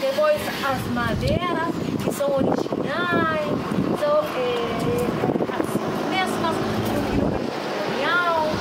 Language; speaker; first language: Portuguese; non-native, fluent; Spanish